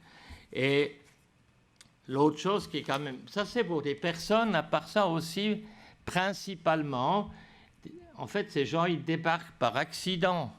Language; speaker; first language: French; native; French